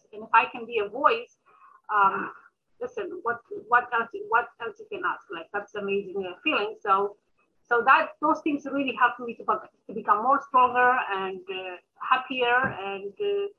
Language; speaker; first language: English; early bilingual, other home language; Amharic